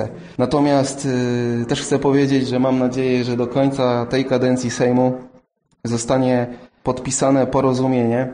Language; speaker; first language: Polish; native; Polish